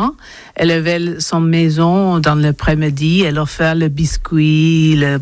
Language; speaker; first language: French; non-native, learner; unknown